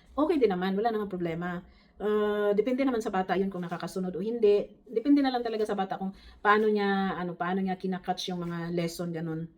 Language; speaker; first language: Filipino; native; Filipino